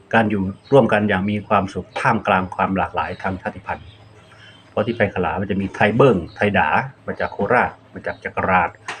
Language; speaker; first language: Thai; non-native, local second language; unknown